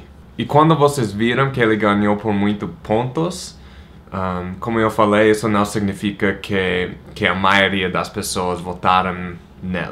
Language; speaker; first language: Portuguese; non-native, fluent; English